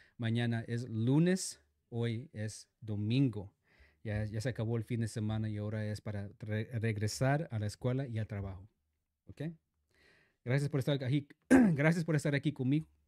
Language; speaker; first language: Spanish; non-native, learner; English